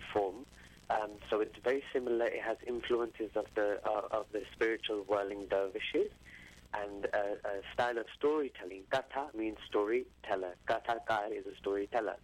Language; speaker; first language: English; native; English